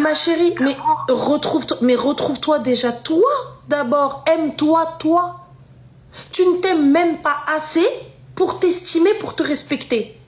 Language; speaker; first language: French; native; French